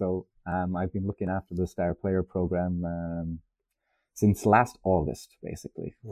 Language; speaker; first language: English; native; English